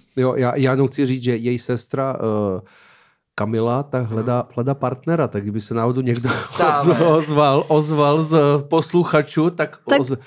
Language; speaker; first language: Czech; non-native, fluent; Serbian